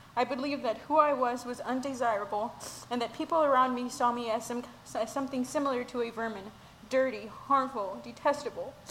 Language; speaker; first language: English; early bilingual, other home language; Spanish